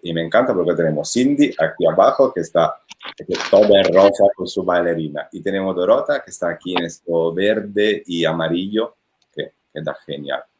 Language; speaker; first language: Spanish; non-native, fluent; Italian